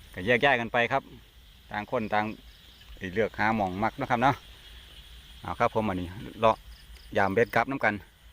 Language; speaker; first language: Thai; native; Thai